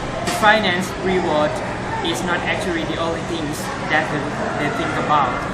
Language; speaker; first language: English; non-native, learner; Thai